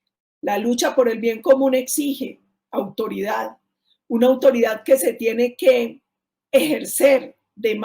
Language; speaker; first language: Spanish; native; Spanish